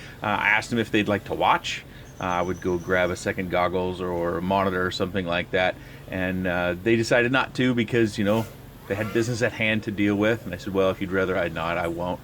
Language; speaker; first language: English; native; English